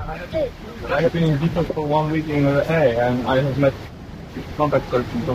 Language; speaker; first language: English; non-native, learner; Polish